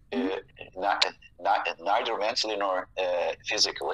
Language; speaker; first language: English; non-native, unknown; Turkish